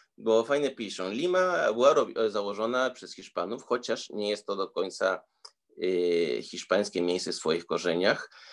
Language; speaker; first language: Polish; early bilingual, heritage; Spanish